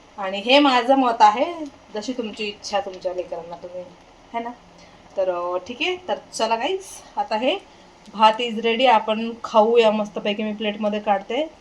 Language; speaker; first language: Marathi; non-native, local second language; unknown